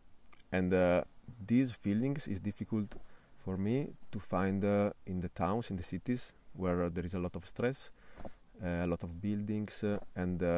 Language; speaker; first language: English; non-native, fluent; Italian